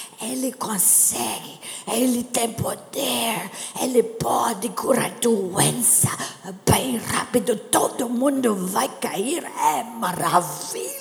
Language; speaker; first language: Portuguese; non-native, learner; English